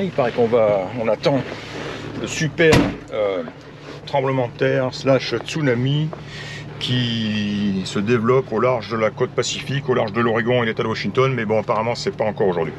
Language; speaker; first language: French; native; French